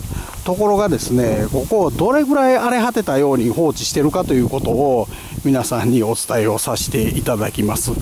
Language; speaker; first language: Japanese; native; Japanese